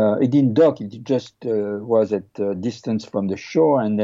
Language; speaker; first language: English; non-native, fluent; French